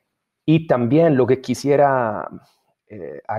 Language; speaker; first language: Spanish; non-native, fluent; Italian